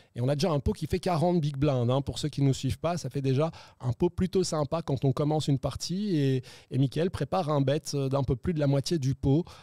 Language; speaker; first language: French; native; French